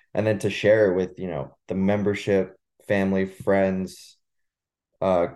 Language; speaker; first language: English; native; English